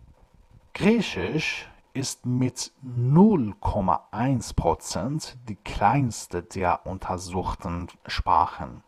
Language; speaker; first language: German; non-native, fluent; Persian